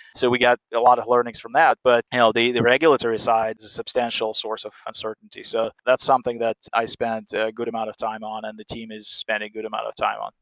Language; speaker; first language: English; non-native, fluent; Russian